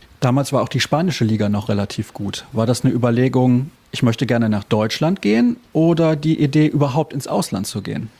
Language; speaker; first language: German; native; German